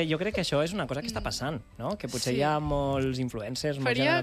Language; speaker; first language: Catalan; native; Catalan